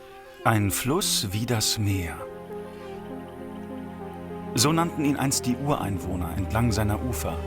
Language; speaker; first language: German; native; German